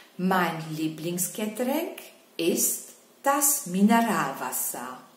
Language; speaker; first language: German; non-native, fluent; Hungarian